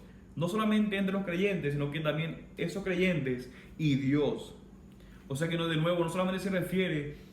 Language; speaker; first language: Spanish; native; Spanish